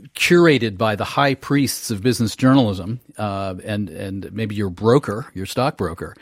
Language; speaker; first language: English; native; English